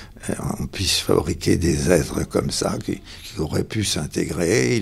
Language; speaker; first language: French; native; French